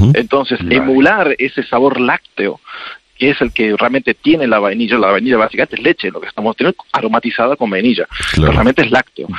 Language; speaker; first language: Spanish; native; Spanish